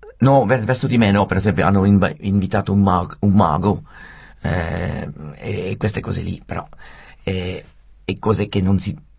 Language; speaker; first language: Italian; non-native, fluent; Swiss German